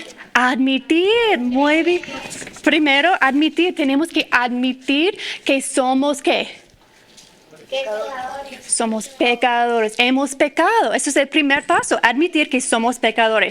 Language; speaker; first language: Spanish; non-native, fluent; English